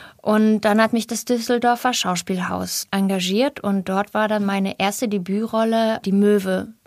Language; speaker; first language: German; early bilingual, other home language; Russian